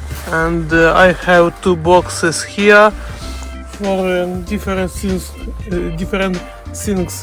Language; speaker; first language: English; non-native, learner; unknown